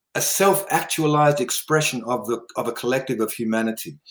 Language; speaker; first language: English; native; English